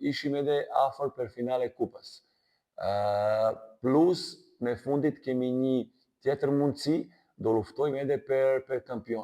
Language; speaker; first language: Albanian; non-native, learner; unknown